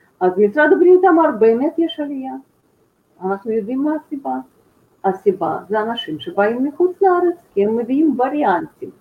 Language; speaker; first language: Hebrew; non-native, fluent; Russian